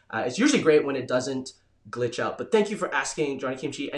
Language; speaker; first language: English; early bilingual, other home language; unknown